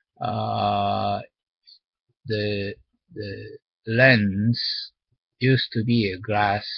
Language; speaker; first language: English; non-native, learner; Japanese